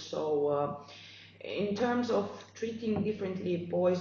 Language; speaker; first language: English; non-native, fluent; Romanian